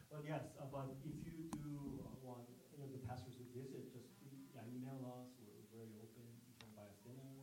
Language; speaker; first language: English; non-native, fluent; Korean